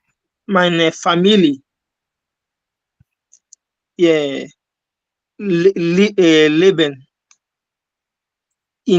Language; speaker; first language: German; non-native, learner; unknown